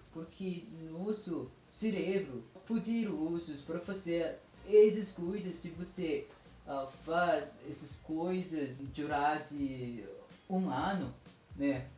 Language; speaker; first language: Portuguese; non-native, learner; Filipino